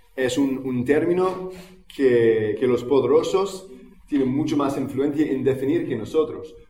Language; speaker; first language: Spanish; non-native, fluent; English